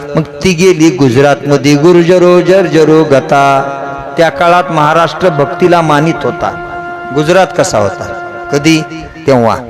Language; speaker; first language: Marathi; native; Marathi